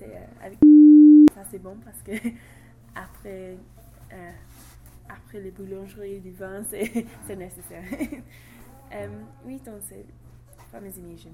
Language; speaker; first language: French; non-native, learner; English